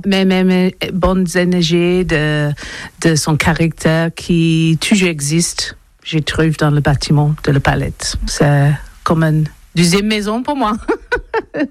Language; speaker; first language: French; non-native, learner; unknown